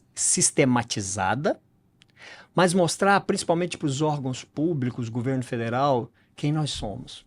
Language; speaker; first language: Portuguese; native; Portuguese